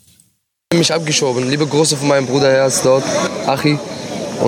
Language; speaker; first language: German; non-native, learner; Arabic